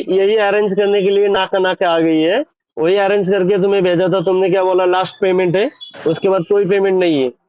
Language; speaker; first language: Hindi; non-native, local second language; Marathi